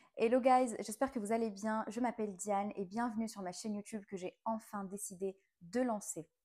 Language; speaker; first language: French; non-native, local second language; Arabic